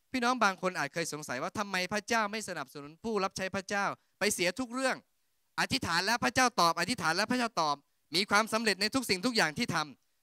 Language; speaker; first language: Thai; native; Thai